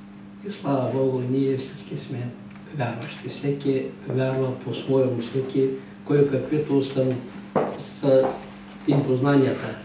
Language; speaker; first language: Bulgarian; non-native, local second language; Turkish